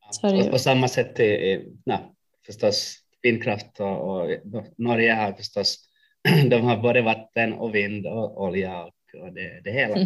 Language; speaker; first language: Swedish; non-native, local second language; Finnish